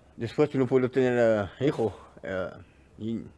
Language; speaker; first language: Spanish; non-native, learner; French